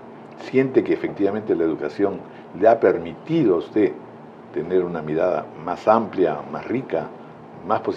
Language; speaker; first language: Spanish; native; Spanish